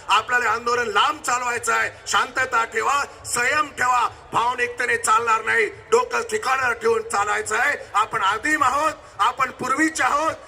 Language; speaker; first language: Marathi; non-native, local second language; Lambadi